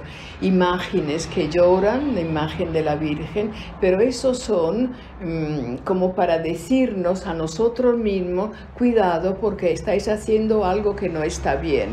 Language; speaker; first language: Spanish; non-native, fluent; Italian